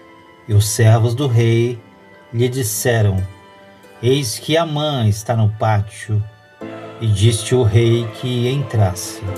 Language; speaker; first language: Portuguese; native; Portuguese